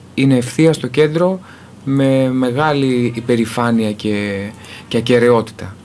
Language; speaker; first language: Greek; early bilingual, heritage; Greek